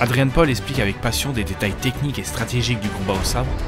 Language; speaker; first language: French; native; French